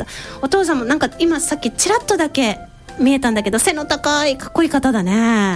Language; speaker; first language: Japanese; native; Japanese